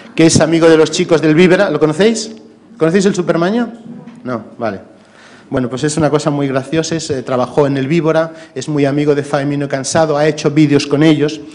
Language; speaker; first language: Spanish; native; Spanish